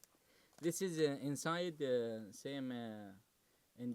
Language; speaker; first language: English; non-native, learner; Arabic